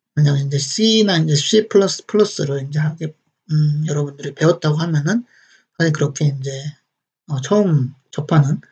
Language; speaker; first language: Korean; native; Korean